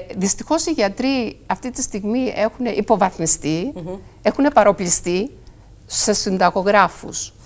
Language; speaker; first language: Greek; native; Greek